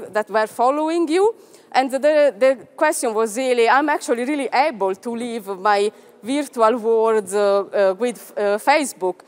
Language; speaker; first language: English; non-native, fluent; Italian